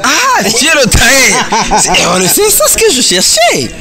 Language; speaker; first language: French; non-native, learner; Rundi